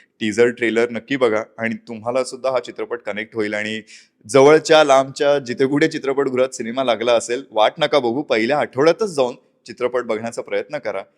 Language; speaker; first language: Marathi; native; Marathi